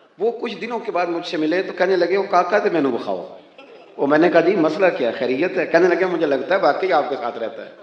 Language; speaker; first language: Urdu; non-native, local second language; Punjabi